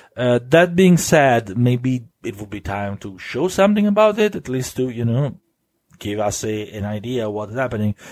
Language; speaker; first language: English; non-native, fluent; Italian